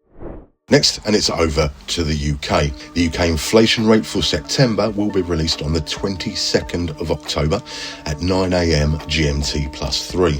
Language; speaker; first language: English; native; English